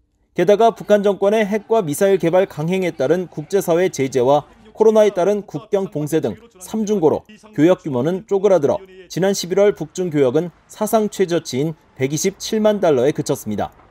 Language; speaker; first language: Korean; native; Korean